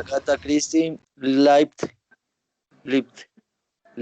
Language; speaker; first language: English; non-native, learner; Spanish